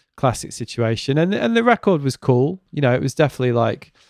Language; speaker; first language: English; native; English